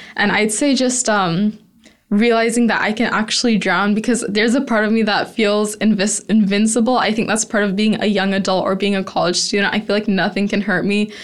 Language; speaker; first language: English; native; English